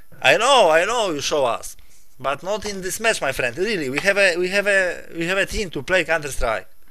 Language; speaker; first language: English; non-native, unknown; Polish